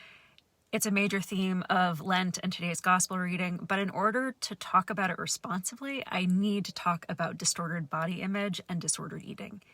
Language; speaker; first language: English; native; English